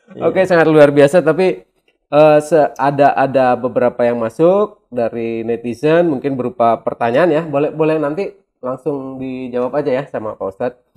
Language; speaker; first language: Indonesian; non-native, local second language; Sundanese